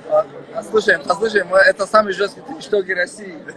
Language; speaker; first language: Russian; non-native, local second language; Tajik